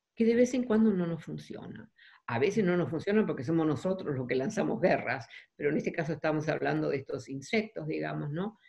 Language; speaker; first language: Spanish; non-native, fluent; Dutch